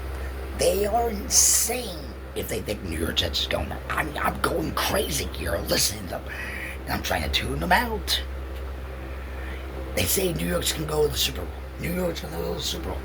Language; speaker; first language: English; native; English